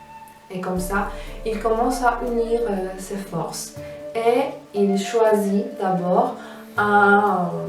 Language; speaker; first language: French; non-native, fluent; Spanish